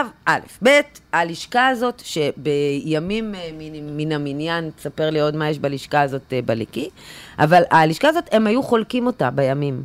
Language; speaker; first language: Hebrew; native; Hebrew